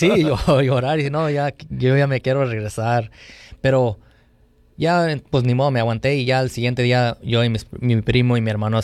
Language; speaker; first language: Spanish; early bilingual, heritage; Spanish